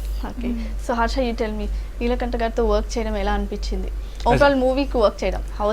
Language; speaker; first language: Telugu; native; Telugu